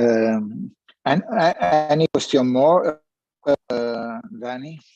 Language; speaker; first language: English; non-native, learner; Spanish